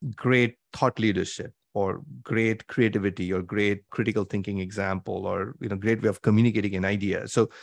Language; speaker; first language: English; non-native, local second language; Bangla